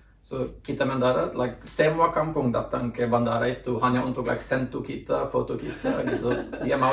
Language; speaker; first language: Indonesian; non-native, fluent; Norwegian